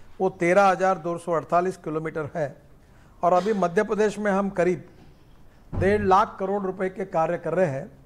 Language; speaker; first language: Hindi; non-native, local second language; Marathi